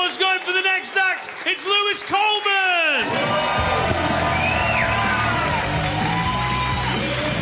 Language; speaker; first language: English; native; English